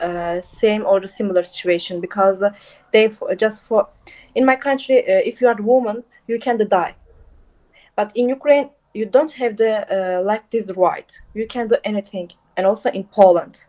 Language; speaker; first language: English; non-native, local second language; Turkish